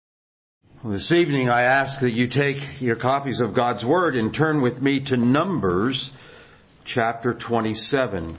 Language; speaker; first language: English; native; English